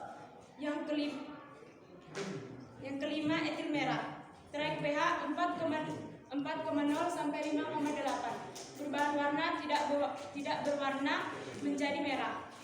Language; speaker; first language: Indonesian; native; Indonesian